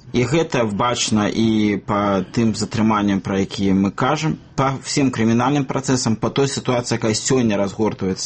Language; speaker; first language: Belarusian; native; Belarusian